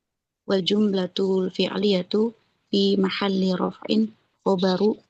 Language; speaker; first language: Arabic; non-native, learner; Indonesian